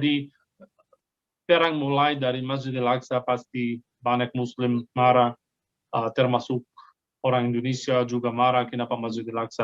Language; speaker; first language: Indonesian; non-native, fluent; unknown